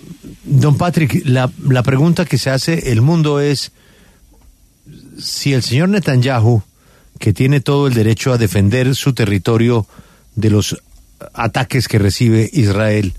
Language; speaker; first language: Spanish; native; Spanish